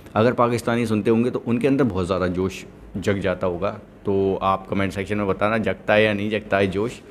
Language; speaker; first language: Hindi; native; Hindi